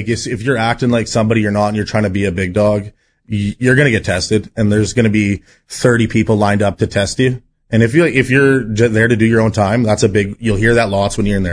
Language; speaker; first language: English; native; English